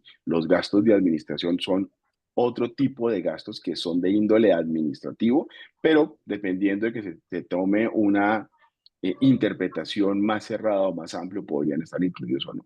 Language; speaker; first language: Spanish; native; Spanish